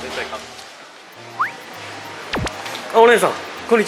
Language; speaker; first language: Japanese; native; Japanese